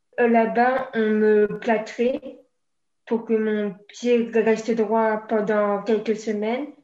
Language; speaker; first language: French; native; French